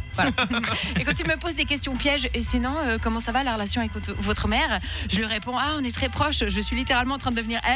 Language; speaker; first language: French; native; French